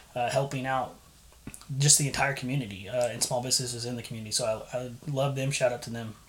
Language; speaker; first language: English; native; English